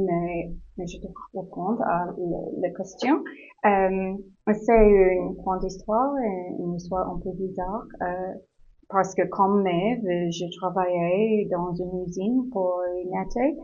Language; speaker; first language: French; non-native, learner; English